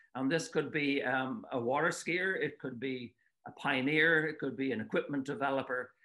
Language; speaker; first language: English; native; English